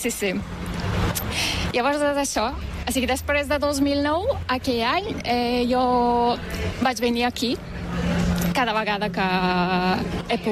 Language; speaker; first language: Catalan; non-native, fluent; Turkish